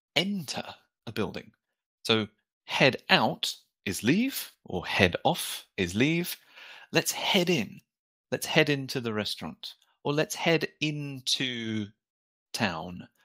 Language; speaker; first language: English; native; English